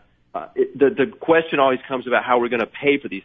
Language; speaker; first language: English; native; English